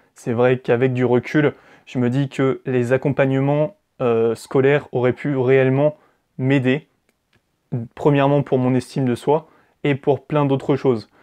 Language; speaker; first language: French; native; French